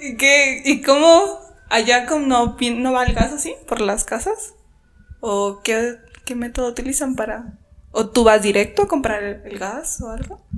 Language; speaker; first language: Spanish; native; Spanish